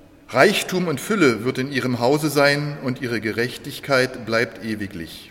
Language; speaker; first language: German; native; German